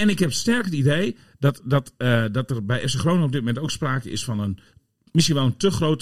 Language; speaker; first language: Dutch; native; Dutch